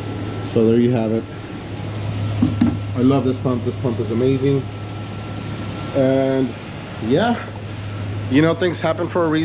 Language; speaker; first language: English; native; English